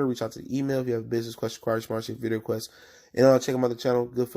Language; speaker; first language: English; native; English